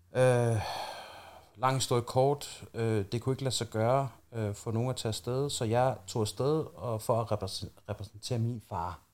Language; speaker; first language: Danish; early bilingual, other home language; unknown